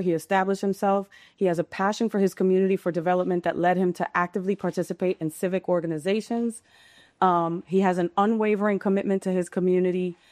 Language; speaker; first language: English; early bilingual, other home language; Spanish